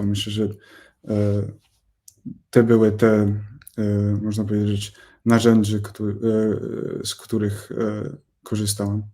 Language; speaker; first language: Polish; non-native, fluent; English